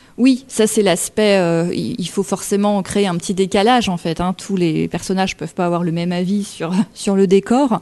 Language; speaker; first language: French; native; French